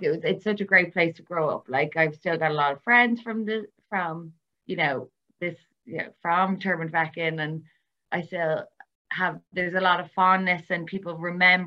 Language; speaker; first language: English; native; English